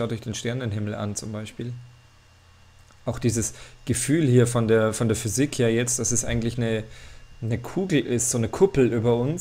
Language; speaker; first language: German; native; German